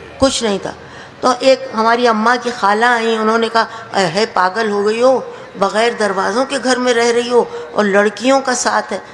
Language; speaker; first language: Urdu; native; Urdu